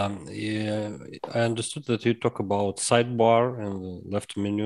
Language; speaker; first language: English; non-native, learner; Russian